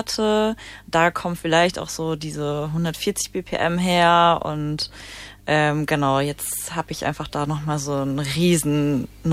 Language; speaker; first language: German; native; German